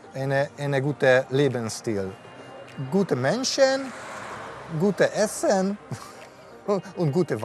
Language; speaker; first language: German; non-native, learner; Hungarian